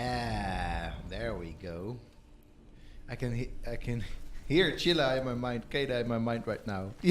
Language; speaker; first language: English; non-native, fluent; Dutch